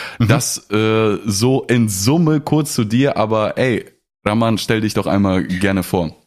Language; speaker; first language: German; non-native, fluent; Russian